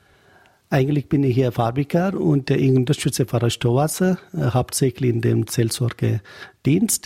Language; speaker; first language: German; non-native, learner; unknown